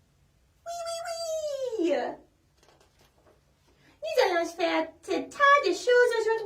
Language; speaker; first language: French; non-native, fluent; English